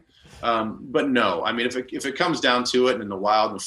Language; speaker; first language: English; native; English